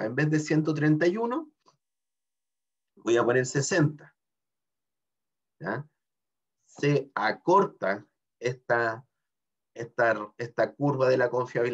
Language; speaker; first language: Spanish; native; Spanish